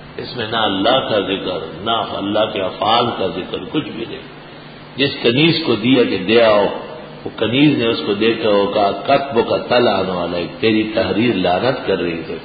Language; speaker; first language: Urdu; non-native, local second language; Pashto